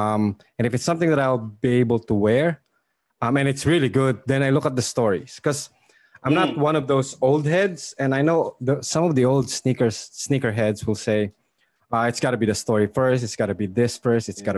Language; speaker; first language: English; non-native, local second language; Filipino